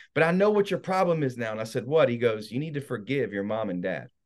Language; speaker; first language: English; native; English